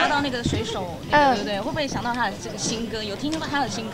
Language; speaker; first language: Chinese; native; Chinese